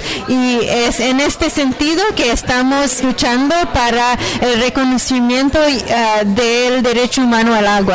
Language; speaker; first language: Spanish; non-native, fluent; French